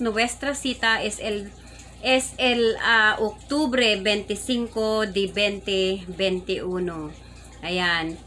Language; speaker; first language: Spanish; non-native, learner; Filipino